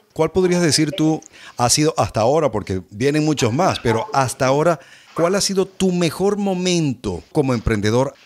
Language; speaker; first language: Spanish; native; Spanish